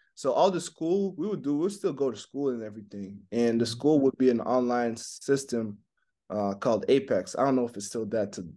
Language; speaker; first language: English; non-native, fluent; French